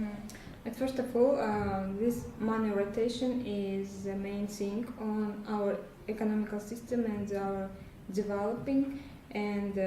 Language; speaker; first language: English; non-native, learner; Russian